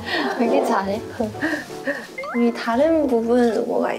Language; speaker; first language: Korean; non-native, fluent; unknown